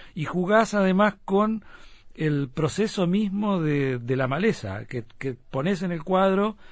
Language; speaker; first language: Spanish; native; Spanish